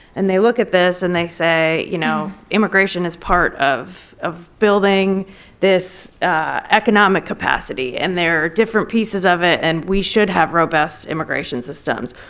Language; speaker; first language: English; native; English